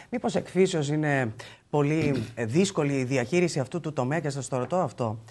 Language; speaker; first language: Greek; native; Greek